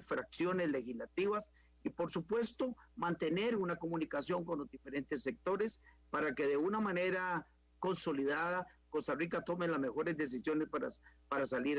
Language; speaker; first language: Spanish; native; Spanish